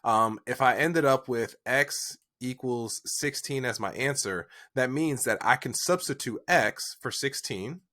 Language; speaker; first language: English; native; English